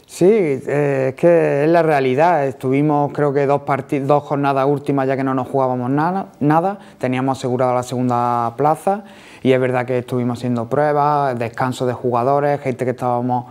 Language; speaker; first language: Spanish; native; Spanish